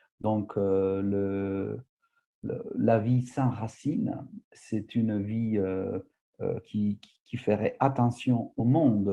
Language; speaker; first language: French; non-native, fluent; Spanish